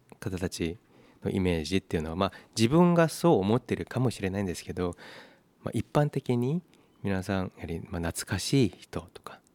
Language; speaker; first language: Japanese; non-native, fluent; Korean